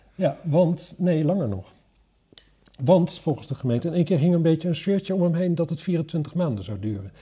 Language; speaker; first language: Dutch; native; Dutch